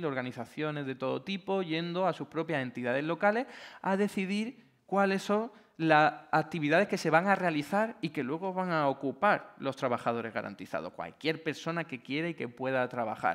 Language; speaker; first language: Spanish; native; Spanish